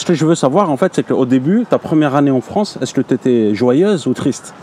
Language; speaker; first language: French; native; French